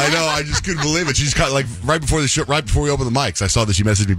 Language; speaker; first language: English; native; English